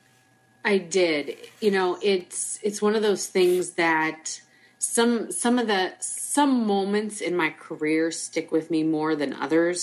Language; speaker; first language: English; native; English